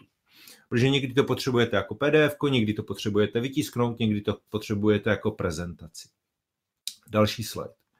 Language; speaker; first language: Czech; native; Czech